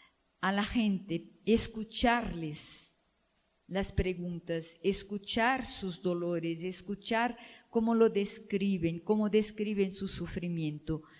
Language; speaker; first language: Spanish; non-native, fluent; Portuguese